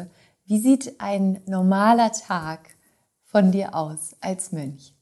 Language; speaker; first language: German; native; German